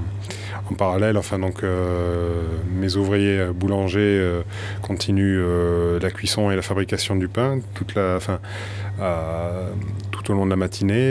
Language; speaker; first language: French; native; French